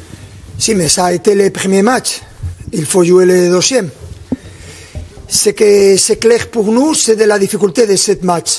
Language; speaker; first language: French; non-native, fluent; Spanish